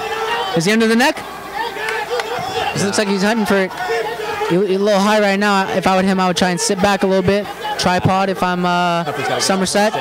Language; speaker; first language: English; native; English